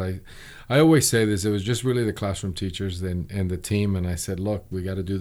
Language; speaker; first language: English; early bilingual, other home language; Spanish